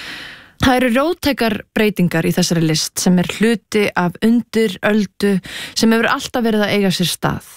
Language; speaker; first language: Icelandic; native; Icelandic